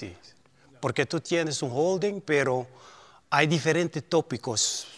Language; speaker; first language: Spanish; non-native, fluent; Papiamento